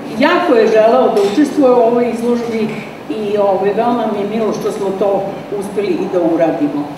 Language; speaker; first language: Serbian; early bilingual, heritage; Serbian